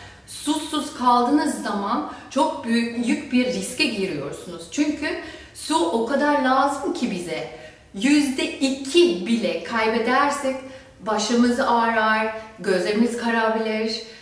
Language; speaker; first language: Turkish; non-native, fluent; German